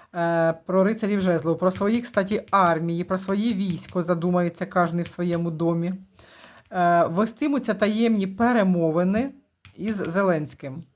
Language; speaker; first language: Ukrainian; non-native, local second language; Russian